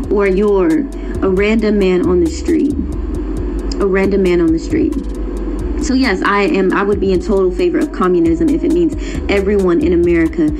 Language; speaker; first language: English; native; English